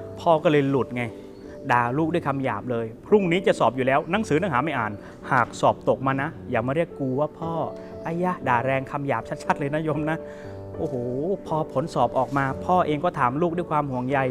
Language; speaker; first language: Thai; native; Thai